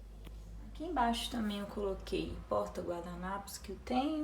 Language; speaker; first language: Portuguese; native; Portuguese